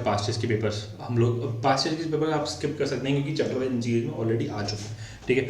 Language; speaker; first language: Hindi; native; Hindi